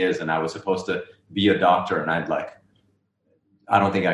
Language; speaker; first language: English; non-native, local second language; Urdu